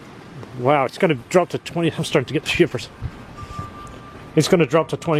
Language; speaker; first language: English; native; English